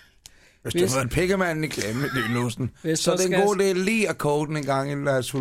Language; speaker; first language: Danish; native; Danish